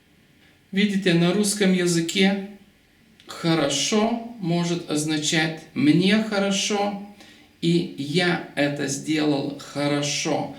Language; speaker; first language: Russian; non-native, local second language; Lithuanian